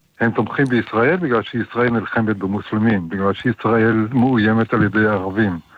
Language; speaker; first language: Hebrew; native; Hebrew